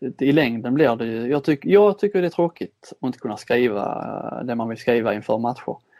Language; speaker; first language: Swedish; native; Swedish